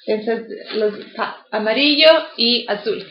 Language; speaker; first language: Spanish; non-native, learner; English